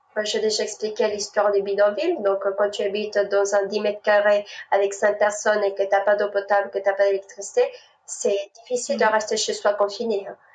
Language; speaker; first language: French; non-native, fluent; Spanish